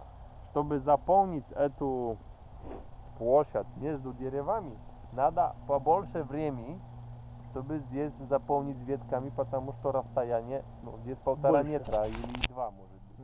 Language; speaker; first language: Russian; non-native, fluent; Polish